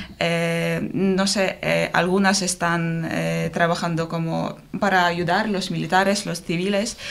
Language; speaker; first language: Spanish; non-native, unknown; Ukrainian